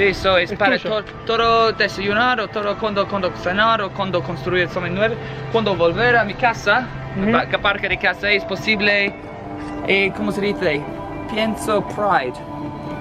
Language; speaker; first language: Spanish; non-native, learner; English